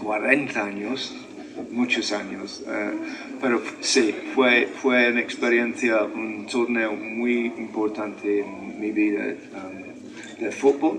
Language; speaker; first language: Spanish; non-native, fluent; English